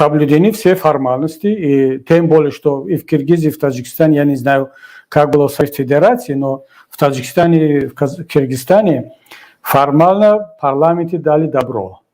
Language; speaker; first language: Russian; non-native, local second language; Tajik